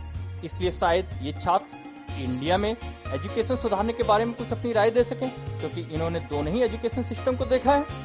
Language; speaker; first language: Hindi; native; Hindi